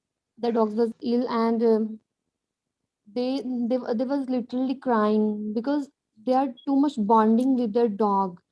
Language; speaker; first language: English; non-native, learner; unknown